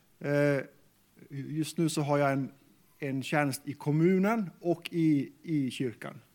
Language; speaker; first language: Swedish; non-native, local second language; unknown